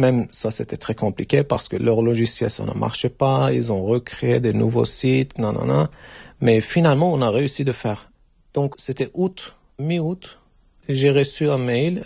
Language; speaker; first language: French; non-native, fluent; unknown